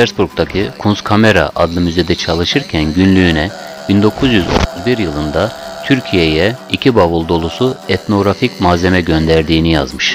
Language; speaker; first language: Turkish; native; Turkish